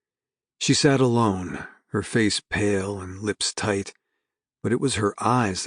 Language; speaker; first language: English; native; English